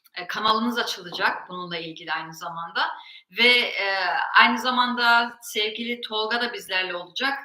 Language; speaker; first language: Turkish; early bilingual, heritage; Turkish